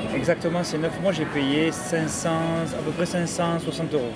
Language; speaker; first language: French; native; French